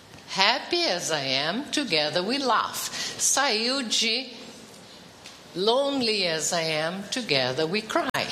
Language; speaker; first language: English; non-native, fluent; Portuguese